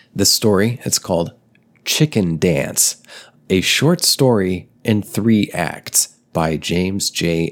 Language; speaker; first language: English; native; English